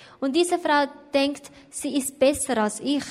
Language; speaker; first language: German; non-native, learner; Thai